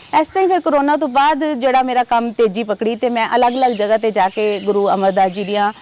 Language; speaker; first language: Punjabi; non-native, local second language; Hindi